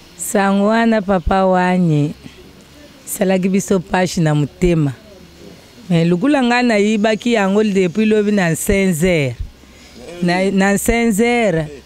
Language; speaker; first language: Lingala; non-native, local second language; Kongo